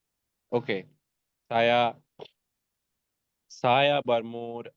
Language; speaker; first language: Indonesian; non-native, learner; Bangla